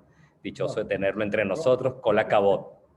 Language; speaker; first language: Spanish; native; Spanish